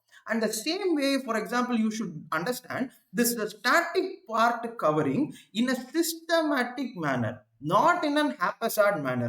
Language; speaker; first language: English; non-native, local second language; Tamil